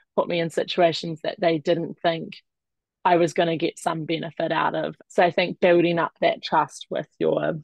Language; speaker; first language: English; native; English